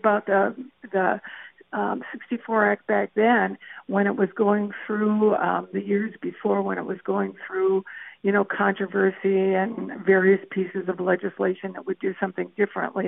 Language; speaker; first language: English; native; English